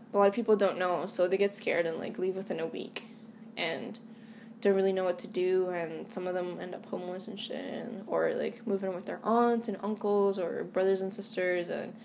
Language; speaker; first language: English; native; English